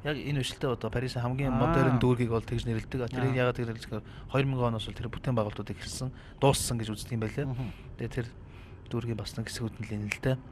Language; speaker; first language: Mongolian; native; Mongolian